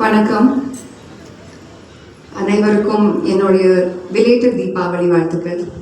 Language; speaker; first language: Tamil; non-native, fluent; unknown